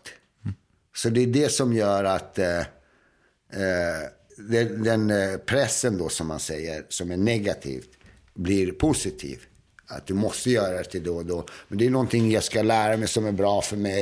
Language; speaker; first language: Swedish; native; Swedish